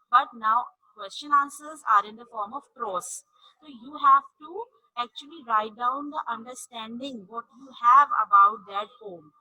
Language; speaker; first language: English; non-native, local second language; Urdu